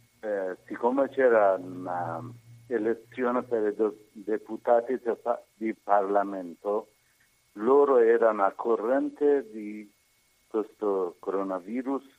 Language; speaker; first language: Italian; non-native, learner; Persian